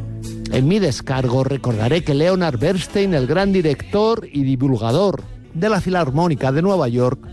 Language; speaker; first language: Spanish; native; Spanish